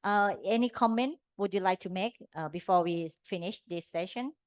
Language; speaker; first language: English; non-native, learner; Thai